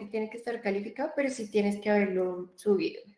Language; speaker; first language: Spanish; native; Spanish